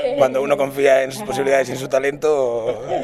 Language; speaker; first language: Spanish; native; Spanish